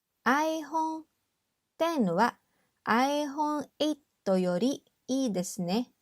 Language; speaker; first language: Japanese; non-native, fluent; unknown